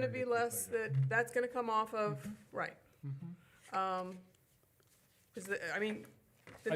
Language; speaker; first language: English; native; English